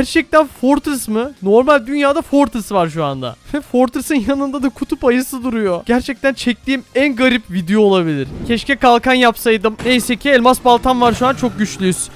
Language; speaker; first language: Turkish; native; Turkish